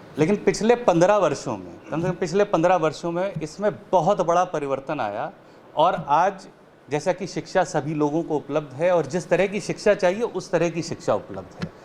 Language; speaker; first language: Hindi; native; Hindi